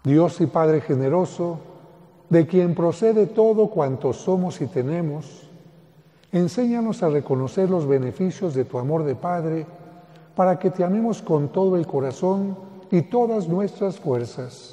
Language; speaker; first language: Spanish; native; Spanish